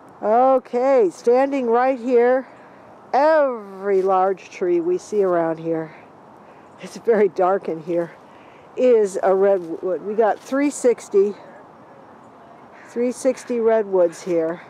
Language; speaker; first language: English; native; English